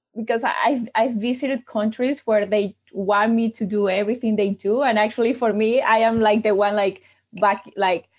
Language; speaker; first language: English; non-native, fluent; Spanish